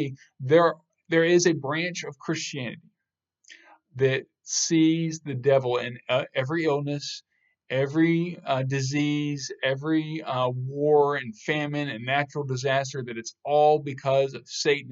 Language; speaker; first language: English; native; English